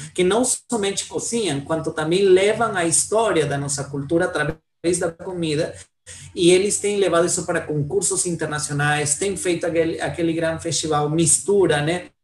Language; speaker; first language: Portuguese; non-native, fluent; Spanish